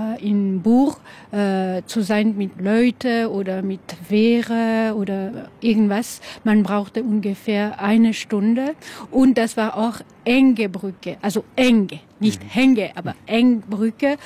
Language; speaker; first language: German; non-native, local second language; French